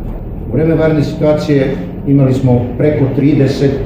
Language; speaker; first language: Serbian; native; Serbian